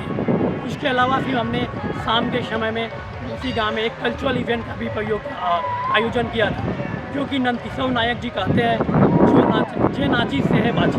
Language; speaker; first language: Hindi; native; Hindi